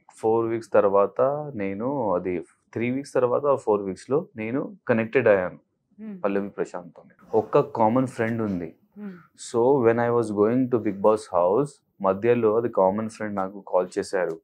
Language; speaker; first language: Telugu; non-native, learner; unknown